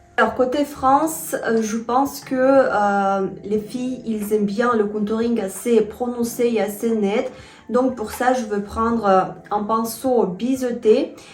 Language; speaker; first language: French; non-native, fluent; Russian